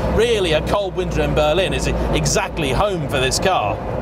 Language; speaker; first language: English; native; English